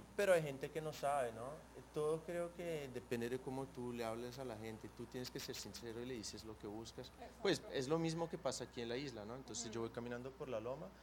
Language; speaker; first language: Spanish; non-native, fluent; Portuguese